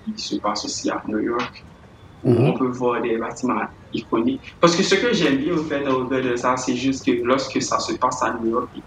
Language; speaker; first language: French; native; French